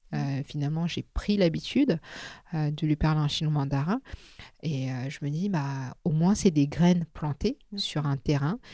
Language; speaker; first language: French; non-native, local second language; Min Nan Chinese